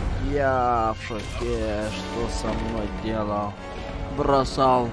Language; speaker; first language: Russian; non-native, local second language; Romanian